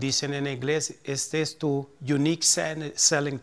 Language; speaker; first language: Spanish; non-native, fluent; Papiamento